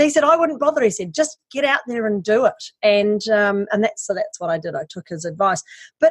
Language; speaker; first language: English; native; English